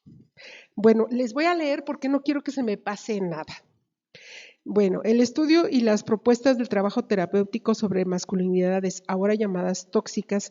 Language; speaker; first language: Spanish; native; Spanish